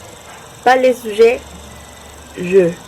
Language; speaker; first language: French; non-native, learner; Spanish